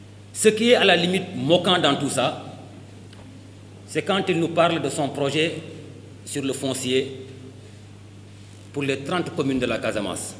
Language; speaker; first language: French; non-native, local second language; Wolof